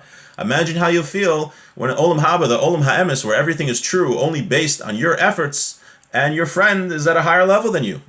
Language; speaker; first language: English; native; English